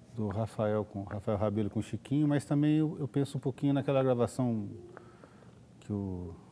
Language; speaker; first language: Portuguese; native; Portuguese